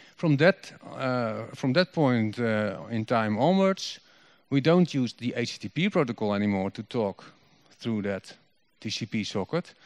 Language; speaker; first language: English; non-native, fluent; Dutch